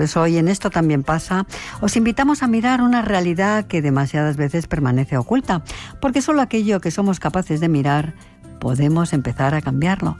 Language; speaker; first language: Spanish; native; Spanish